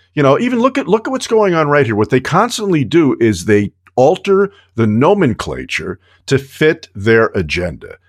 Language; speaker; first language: English; native; English